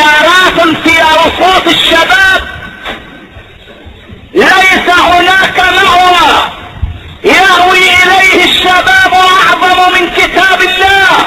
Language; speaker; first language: Arabic; native; Arabic